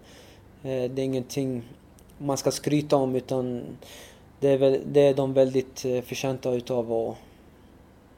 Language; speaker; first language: Swedish; early bilingual, other home language; Arabic